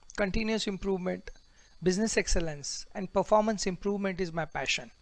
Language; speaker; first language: English; non-native, local second language; Marathi